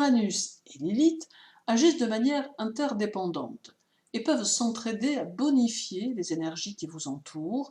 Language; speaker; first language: French; native; French